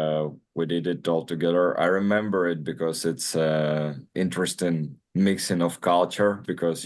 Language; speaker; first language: English; non-native, learner; Russian